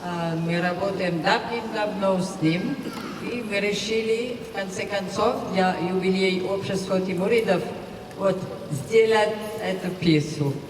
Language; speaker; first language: Russian; non-native, fluent; French